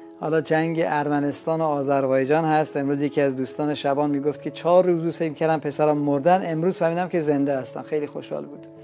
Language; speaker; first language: Persian; non-native, local second language; Armenian